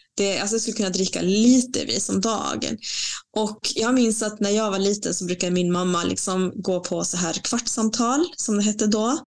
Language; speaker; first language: Swedish; non-native, fluent; Spanish